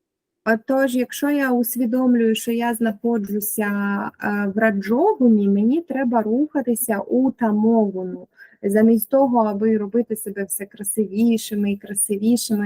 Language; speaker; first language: Ukrainian; native; Ukrainian